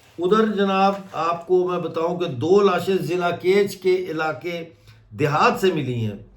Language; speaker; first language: Urdu; non-native, local second language; Punjabi